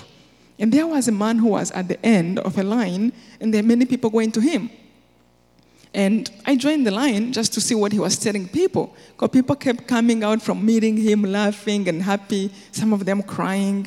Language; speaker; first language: English; non-native, local second language; Kinyarwanda